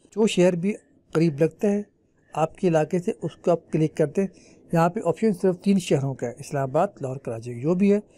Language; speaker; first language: Urdu; native; Urdu